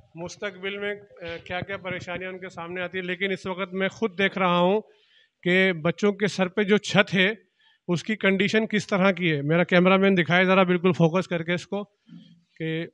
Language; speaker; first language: Urdu; non-native, local second language; Sindhi